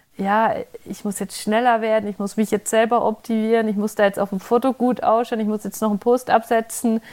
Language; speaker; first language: German; native; German